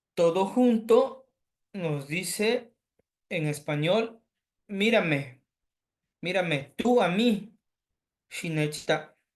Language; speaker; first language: Spanish; native; Spanish